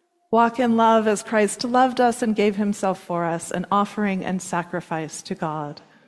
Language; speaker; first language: English; native; English